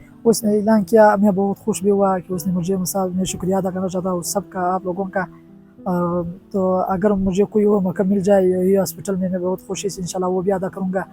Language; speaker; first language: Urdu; non-native, local second language; Pashto